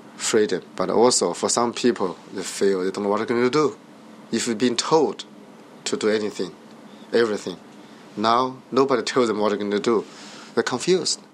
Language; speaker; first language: English; non-native, learner; Chinese